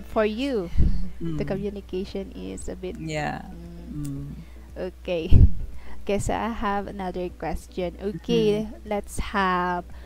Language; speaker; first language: English; non-native, fluent; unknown